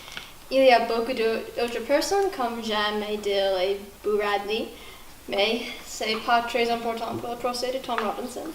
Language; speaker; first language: French; non-native, learner; English